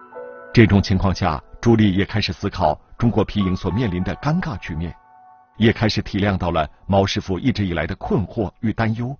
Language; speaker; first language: Chinese; native; Chinese